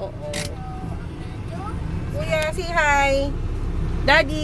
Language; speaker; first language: Filipino; native; Filipino